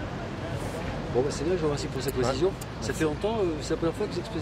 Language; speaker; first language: French; native; French